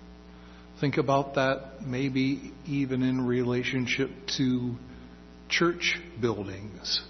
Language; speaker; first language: English; native; English